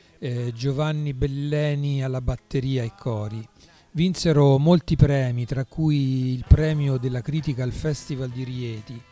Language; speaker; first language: Italian; native; Italian